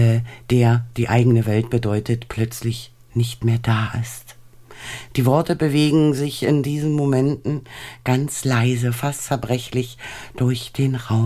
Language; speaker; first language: German; native; German